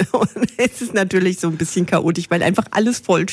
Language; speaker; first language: German; native; German